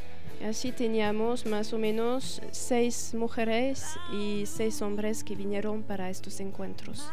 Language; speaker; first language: Spanish; non-native, fluent; French